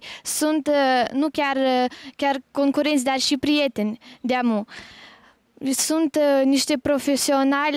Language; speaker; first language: Romanian; early bilingual, heritage; Romanian